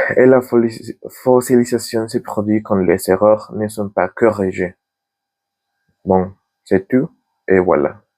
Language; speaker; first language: French; non-native, learner; Spanish